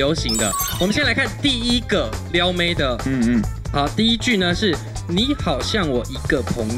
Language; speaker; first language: Chinese; native; Chinese